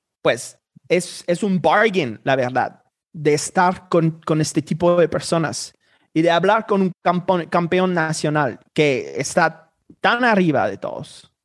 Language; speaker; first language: Spanish; non-native, fluent; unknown